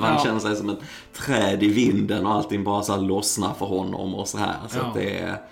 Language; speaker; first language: Swedish; native; Swedish